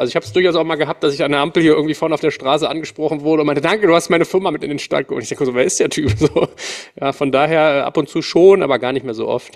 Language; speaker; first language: German; native; German